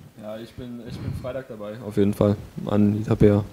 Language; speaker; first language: German; native; German